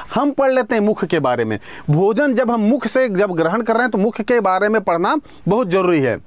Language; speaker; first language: Hindi; native; Hindi